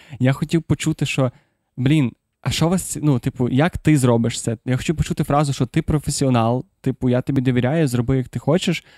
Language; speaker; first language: Ukrainian; non-native, local second language; Russian